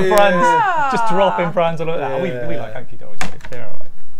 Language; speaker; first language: English; native; English